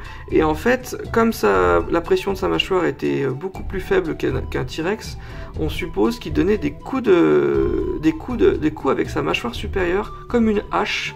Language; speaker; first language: French; native; French